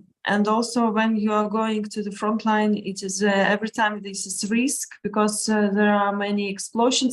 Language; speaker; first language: English; non-native, learner; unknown